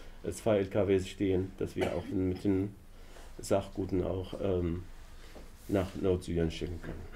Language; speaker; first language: German; non-native, learner; Arabic